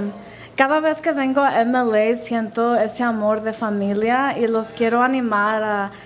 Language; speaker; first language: Spanish; early bilingual, heritage; Spanish